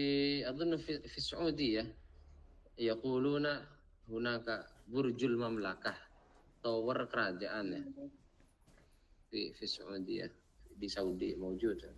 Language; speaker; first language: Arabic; non-native, fluent; Indonesian